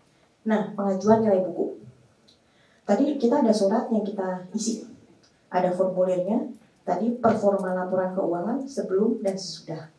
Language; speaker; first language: Indonesian; native; Indonesian